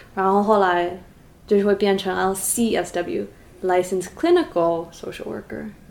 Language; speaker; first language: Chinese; early bilingual, heritage; Cantonese